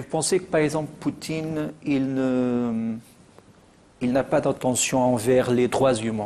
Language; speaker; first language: French; non-native, fluent; Portuguese